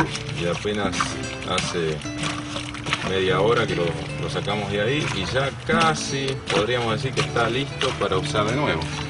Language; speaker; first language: Spanish; native; Spanish